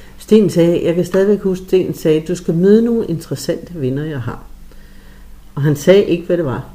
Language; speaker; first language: Danish; native; Danish